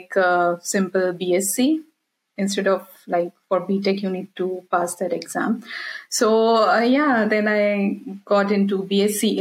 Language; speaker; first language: English; non-native, local second language; Hindi